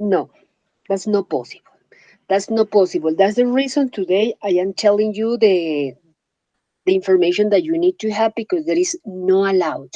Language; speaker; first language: English; non-native, fluent; Spanish